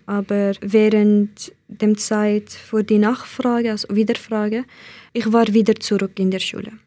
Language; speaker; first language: German; non-native, learner; Central Kurdish